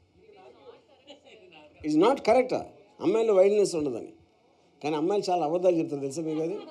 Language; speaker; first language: Telugu; native; Telugu